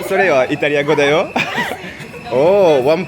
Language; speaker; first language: Japanese; non-native, learner; French